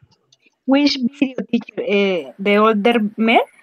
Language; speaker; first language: English; non-native, learner; Spanish